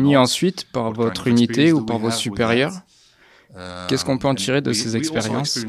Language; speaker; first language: French; non-native, fluent; Dutch